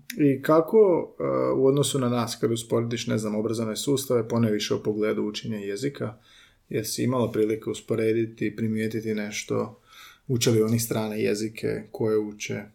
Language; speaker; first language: Croatian; native; Croatian